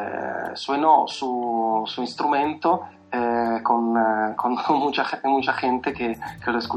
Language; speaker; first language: Spanish; non-native, fluent; Italian